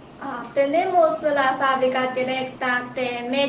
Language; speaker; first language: Spanish; non-native, learner; Chinese